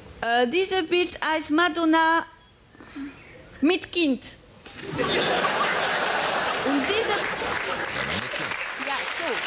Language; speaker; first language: German; non-native, fluent; French